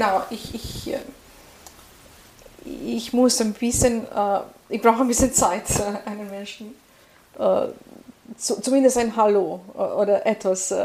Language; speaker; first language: German; non-native, fluent; Serbian